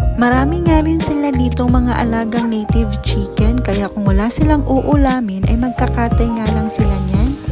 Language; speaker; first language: Filipino; non-native, local second language; Cebuano